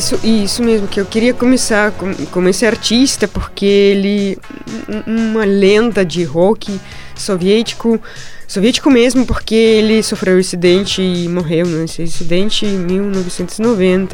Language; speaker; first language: Portuguese; non-native, fluent; Russian